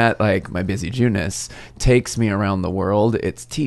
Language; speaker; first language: English; native; English